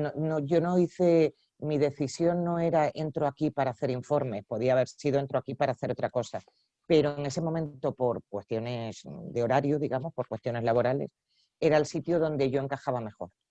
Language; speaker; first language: Spanish; native; Spanish